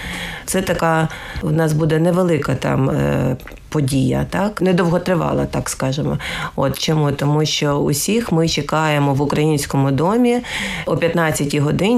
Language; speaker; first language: Ukrainian; native; Ukrainian